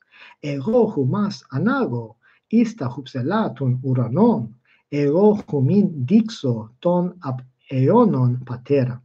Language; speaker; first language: Greek; non-native, fluent; English